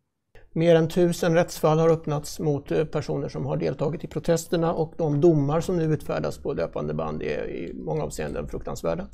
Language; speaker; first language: Swedish; native; Swedish